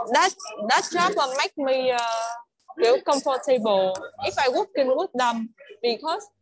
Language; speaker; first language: English; non-native, learner; Vietnamese